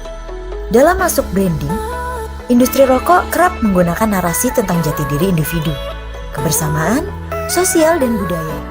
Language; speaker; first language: Indonesian; native; Indonesian